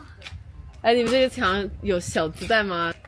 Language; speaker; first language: Chinese; non-native, fluent; English